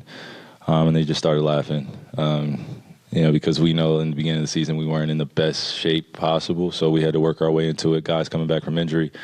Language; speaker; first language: English; native; English